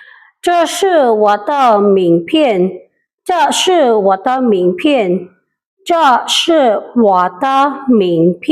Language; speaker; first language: Chinese; non-native, fluent; Khmer